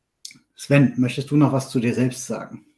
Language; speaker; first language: German; native; German